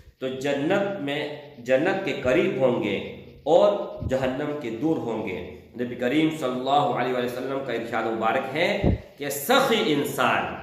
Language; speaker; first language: Urdu; non-native, local second language; Pashto